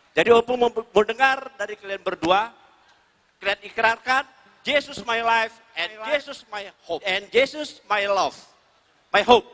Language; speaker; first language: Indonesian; non-native, local second language; Batak Toba